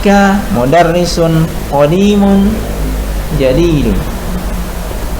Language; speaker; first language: Arabic; non-native, fluent; Indonesian